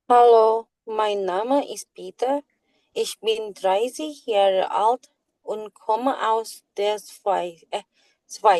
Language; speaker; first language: German; non-native, learner; Indonesian